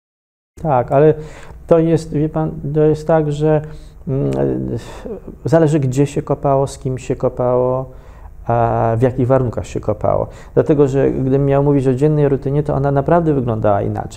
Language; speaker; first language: Polish; native; Polish